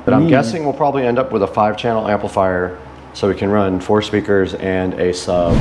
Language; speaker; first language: English; native; English